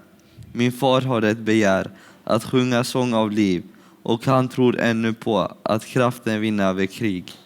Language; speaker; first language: Swedish; early bilingual, other home language; Syriac